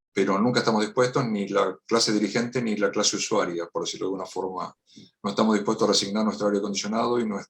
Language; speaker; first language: Spanish; native; Spanish